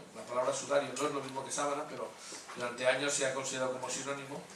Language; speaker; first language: Spanish; native; Spanish